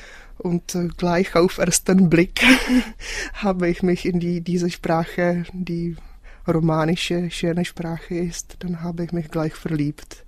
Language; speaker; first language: German; non-native, fluent; Czech